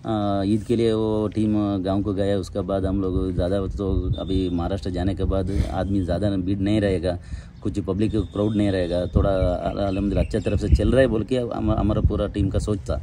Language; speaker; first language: Hindi; non-native, local second language; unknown